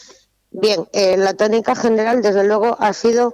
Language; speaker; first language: Spanish; native; Spanish